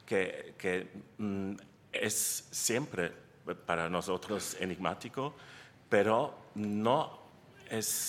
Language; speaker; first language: Spanish; non-native, learner; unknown